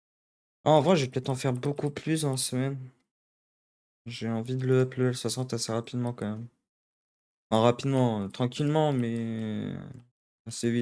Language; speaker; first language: French; native; French